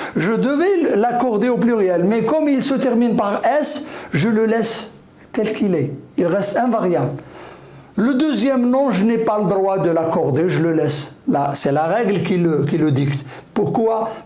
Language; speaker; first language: French; non-native, local second language; Arabic